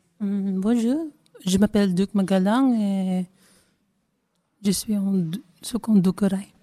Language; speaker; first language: French; non-native, learner; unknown